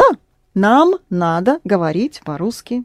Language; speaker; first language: Russian; non-native, fluent; English